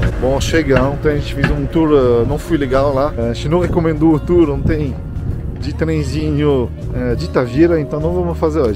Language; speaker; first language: Portuguese; non-native, fluent; French